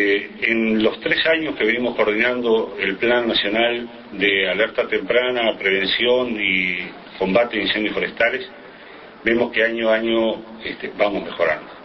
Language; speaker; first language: Spanish; native; Spanish